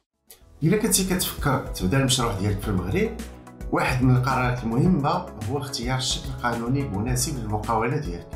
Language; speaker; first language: Arabic; native; Arabic